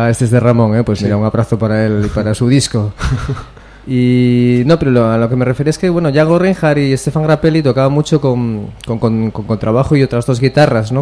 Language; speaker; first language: Spanish; native; Spanish